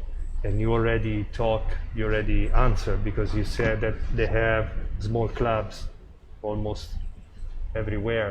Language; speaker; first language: English; non-native, fluent; Italian